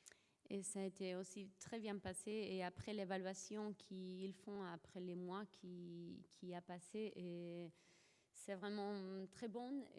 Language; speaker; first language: French; non-native, fluent; Spanish